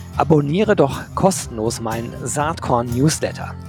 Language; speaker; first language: German; native; German